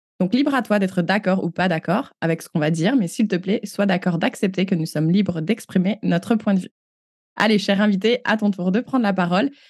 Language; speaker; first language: French; native; French